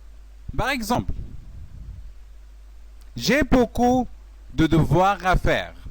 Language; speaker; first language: French; non-native, fluent; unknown